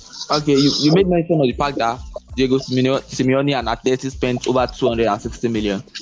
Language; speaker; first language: English; non-native, local second language; Yoruba